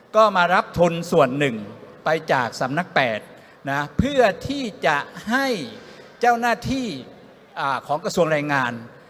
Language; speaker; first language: Thai; native; Thai